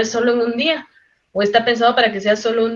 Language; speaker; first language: Spanish; native; Spanish